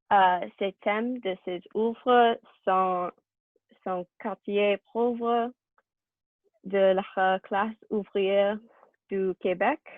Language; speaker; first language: French; non-native, learner; English